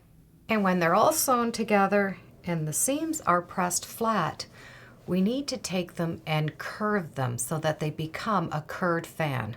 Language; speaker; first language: English; native; English